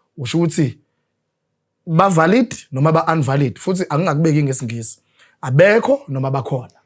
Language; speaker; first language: Zulu; native; Zulu